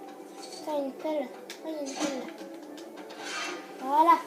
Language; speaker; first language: French; native; French